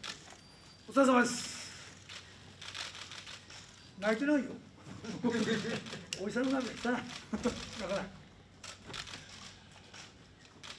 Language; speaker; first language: Japanese; native; Japanese